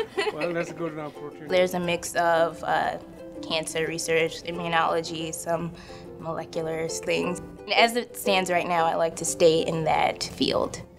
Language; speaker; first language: English; native; English